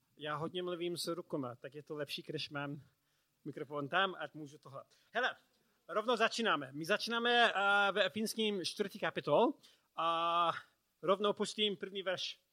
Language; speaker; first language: Czech; non-native, learner; English